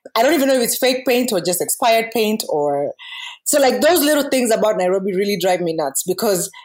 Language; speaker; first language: English; non-native, local second language; Kikuyu